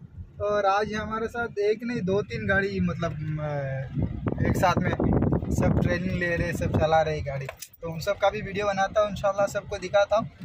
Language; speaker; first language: Hindi; native; Hindi